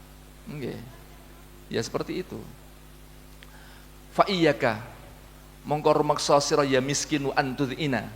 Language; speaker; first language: Indonesian; non-native, local second language; Javanese